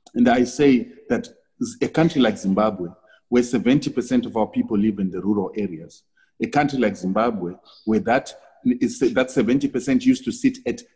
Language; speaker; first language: English; non-native, local second language; Shona